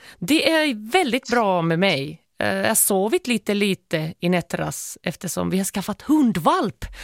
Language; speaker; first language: Swedish; native; Swedish